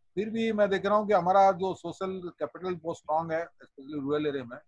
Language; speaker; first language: Hindi; non-native, local second language; Odia